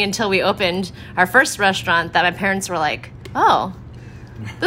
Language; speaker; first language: English; native; English